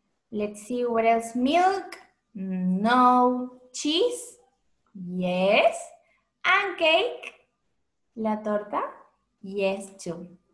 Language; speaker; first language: English; non-native, fluent; Spanish